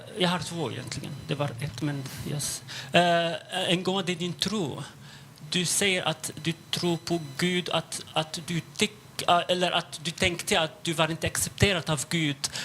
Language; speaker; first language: Swedish; non-native, fluent; Arabic